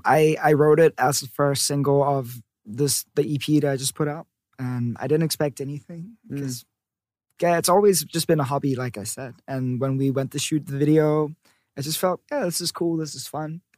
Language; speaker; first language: English; native; English